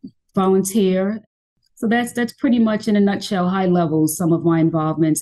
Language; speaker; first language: English; native; English